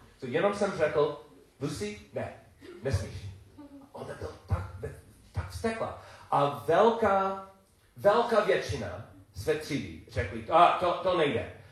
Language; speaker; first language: Czech; non-native, learner; English